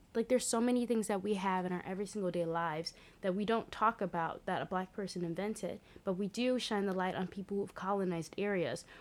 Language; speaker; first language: English; native; English